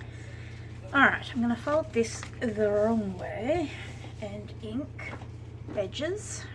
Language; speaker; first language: English; native; English